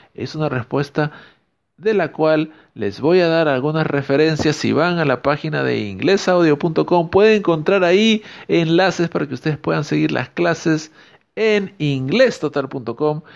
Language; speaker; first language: Spanish; native; Spanish